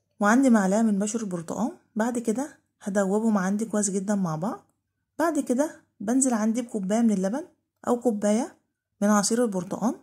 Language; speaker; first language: Arabic; native; Arabic